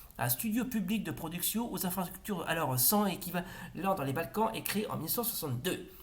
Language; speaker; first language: French; native; French